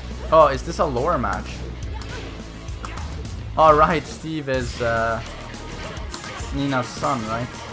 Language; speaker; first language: English; non-native, fluent; Swedish